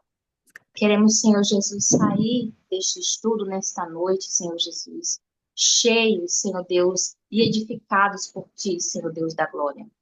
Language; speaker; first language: Portuguese; native; Portuguese